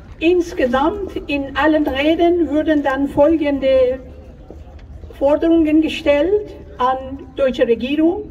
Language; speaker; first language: German; non-native, fluent; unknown